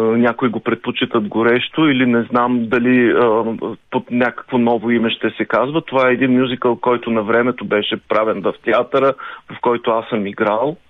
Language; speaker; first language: Bulgarian; native; Bulgarian